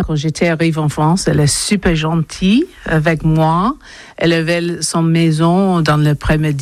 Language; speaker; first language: French; non-native, learner; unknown